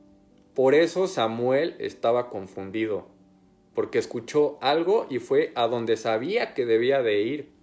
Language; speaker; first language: Spanish; native; Spanish